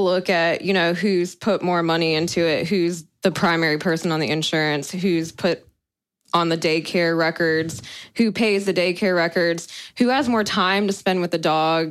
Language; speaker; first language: English; native; English